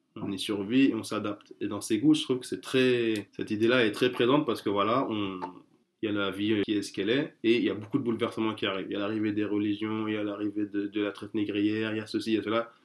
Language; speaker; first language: French; native; French